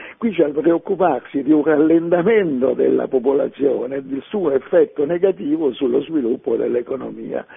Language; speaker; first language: Italian; native; Italian